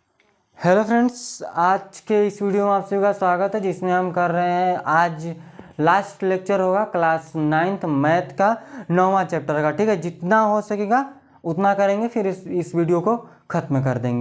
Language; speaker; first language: Hindi; native; Hindi